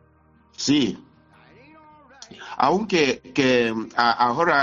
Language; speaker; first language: Spanish; non-native, fluent; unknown